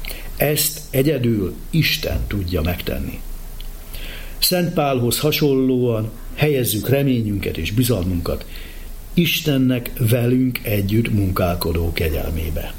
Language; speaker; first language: Hungarian; native; Hungarian